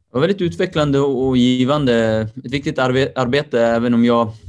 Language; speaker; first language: Swedish; early bilingual, other home language; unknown